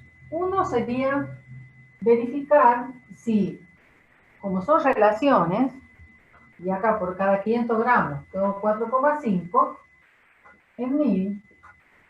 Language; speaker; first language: Spanish; native; Spanish